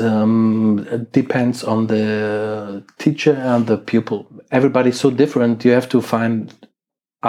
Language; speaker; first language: English; non-native, fluent; German